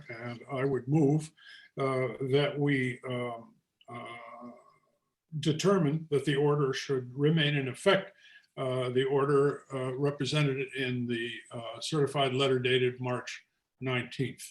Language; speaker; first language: English; native; English